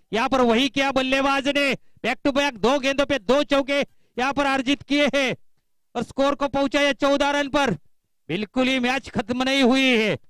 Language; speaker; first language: Hindi; non-native, local second language; Marathi